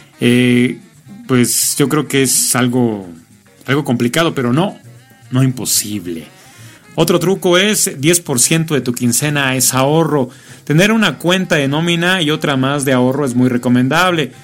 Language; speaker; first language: Spanish; native; Spanish